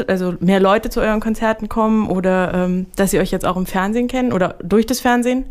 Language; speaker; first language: German; native; German